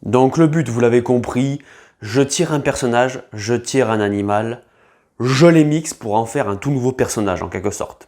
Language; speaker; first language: French; native; French